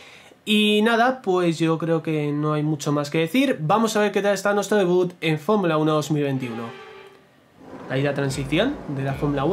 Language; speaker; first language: Spanish; native; Spanish